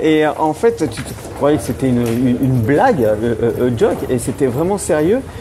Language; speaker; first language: French; native; French